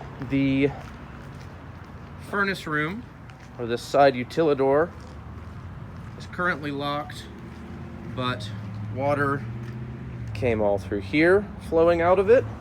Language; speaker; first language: English; native; English